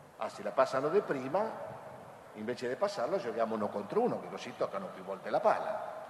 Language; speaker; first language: Italian; non-native, fluent; Spanish